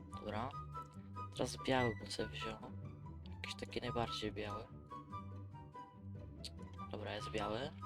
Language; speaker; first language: Polish; native; Polish